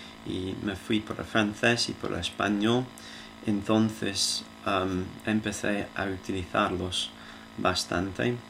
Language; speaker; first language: Spanish; non-native, fluent; English